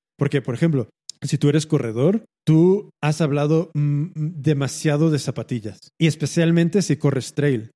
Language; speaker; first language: Spanish; early bilingual, heritage; Spanish